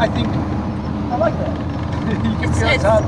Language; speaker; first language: English; native; English